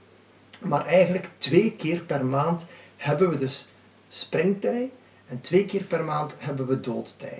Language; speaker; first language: Dutch; native; Dutch